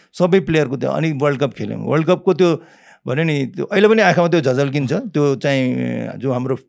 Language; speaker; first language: Nepali; early bilingual, heritage; Nepali